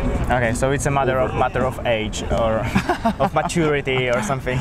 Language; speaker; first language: English; non-native, fluent; Polish